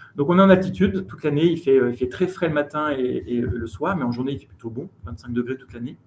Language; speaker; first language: French; native; French